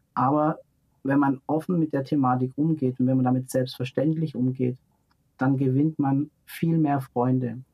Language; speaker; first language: German; native; German